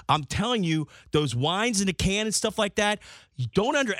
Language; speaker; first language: English; native; English